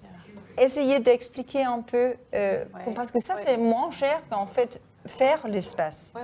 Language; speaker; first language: French; non-native, fluent; Danish